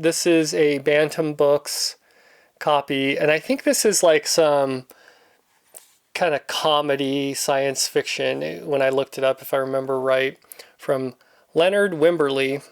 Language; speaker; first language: English; native; English